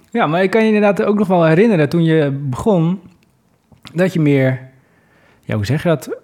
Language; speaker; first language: Dutch; native; Dutch